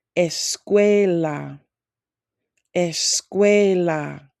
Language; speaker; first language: Spanish; non-native, fluent; English